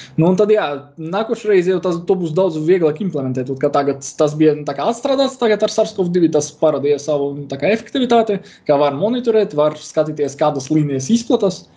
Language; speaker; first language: Latvian; non-native, local second language; Russian